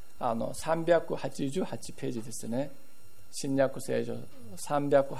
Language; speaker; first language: Japanese; non-native, fluent; Korean